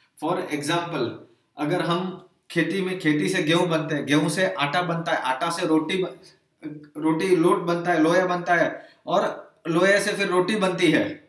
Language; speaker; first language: Hindi; non-native, local second language; Gujarati